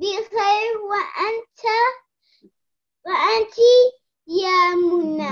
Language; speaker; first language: Arabic; non-native, learner; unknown